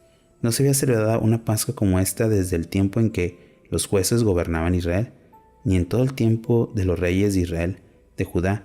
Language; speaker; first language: Spanish; native; Spanish